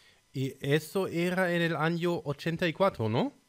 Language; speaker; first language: Spanish; non-native, fluent; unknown